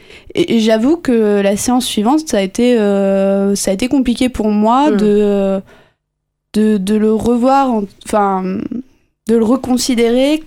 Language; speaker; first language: French; native; French